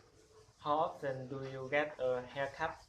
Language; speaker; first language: English; non-native, learner; Vietnamese